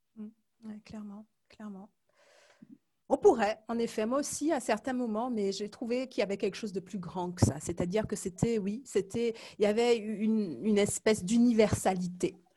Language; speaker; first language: French; native; French